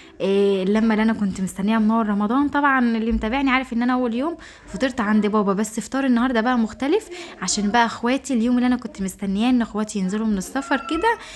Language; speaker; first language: Arabic; native; Arabic